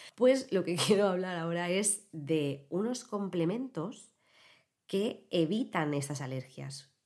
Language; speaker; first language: Spanish; native; Spanish